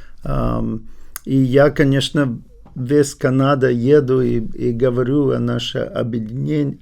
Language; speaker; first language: Russian; non-native, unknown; English